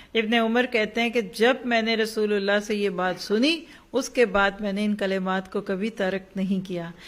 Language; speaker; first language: Urdu; native; Urdu